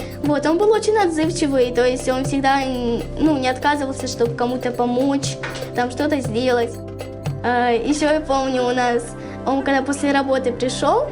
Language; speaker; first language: Russian; native; Russian